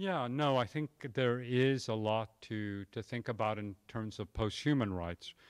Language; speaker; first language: English; native; English